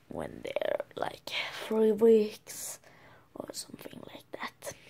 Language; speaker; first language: English; non-native, learner; Swedish